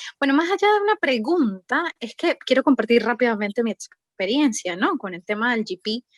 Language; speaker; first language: Spanish; native; Spanish